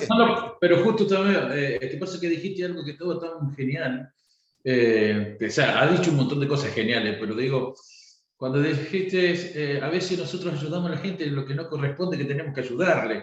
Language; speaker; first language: Spanish; native; Spanish